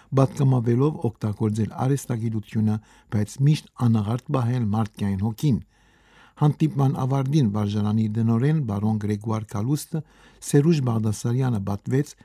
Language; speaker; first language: Armenian; native; Armenian